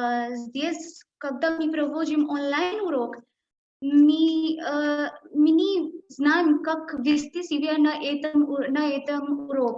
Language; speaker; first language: Russian; non-native, learner; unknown